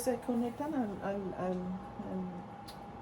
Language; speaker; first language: Spanish; early bilingual, heritage; Spanish